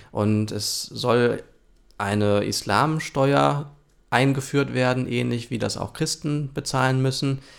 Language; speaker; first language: German; early bilingual, other home language; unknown